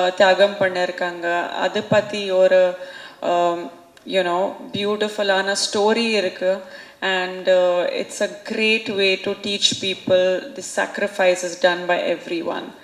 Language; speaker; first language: Tamil; non-native, local second language; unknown